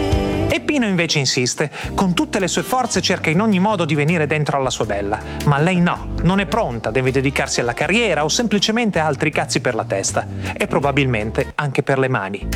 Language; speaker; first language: Italian; native; Italian